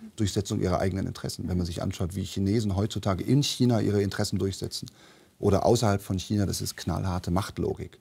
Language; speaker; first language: German; native; German